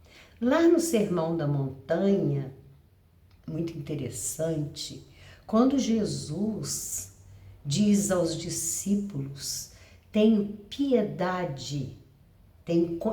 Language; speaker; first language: Portuguese; native; Portuguese